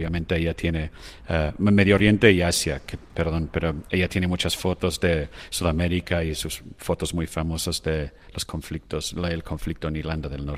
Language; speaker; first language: Spanish; non-native, fluent; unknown